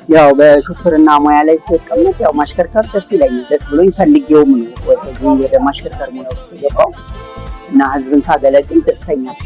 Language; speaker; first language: Amharic; non-native, local second language; Oromo